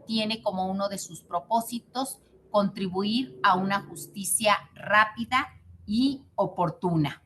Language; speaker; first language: Spanish; native; Spanish